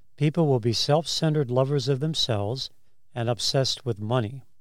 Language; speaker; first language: English; native; English